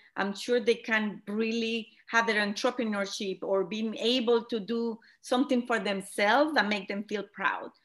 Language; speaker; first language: English; non-native, fluent; Spanish